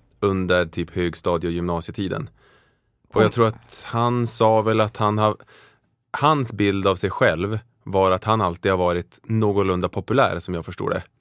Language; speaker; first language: Swedish; native; Swedish